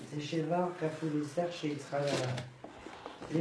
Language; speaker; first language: Hebrew; non-native, fluent; French